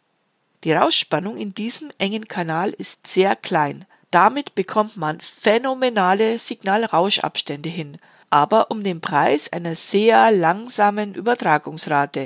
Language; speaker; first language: German; native; German